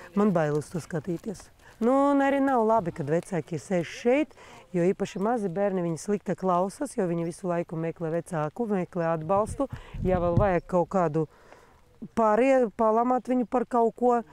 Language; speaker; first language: Latvian; non-native, local second language; Russian